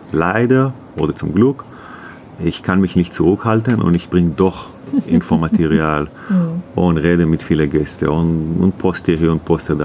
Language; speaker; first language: German; non-native, learner; Hebrew